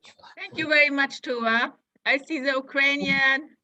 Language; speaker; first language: English; non-native, fluent; German